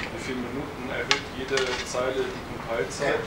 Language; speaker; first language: German; native; German